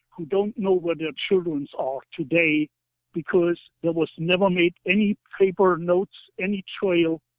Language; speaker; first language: English; non-native, fluent; German